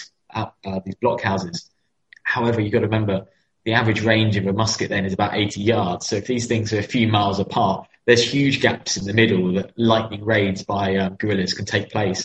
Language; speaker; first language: English; native; English